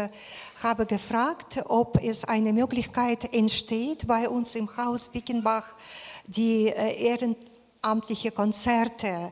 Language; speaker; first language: German; non-native, fluent; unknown